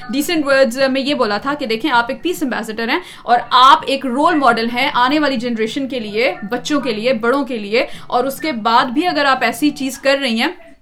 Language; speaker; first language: Urdu; native; Urdu